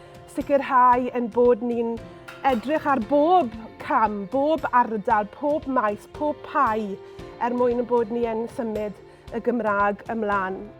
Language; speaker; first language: Welsh; native; Welsh